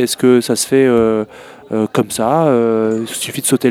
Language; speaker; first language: French; native; French